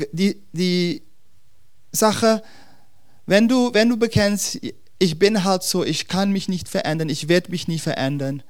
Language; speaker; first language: German; non-native, fluent; Dutch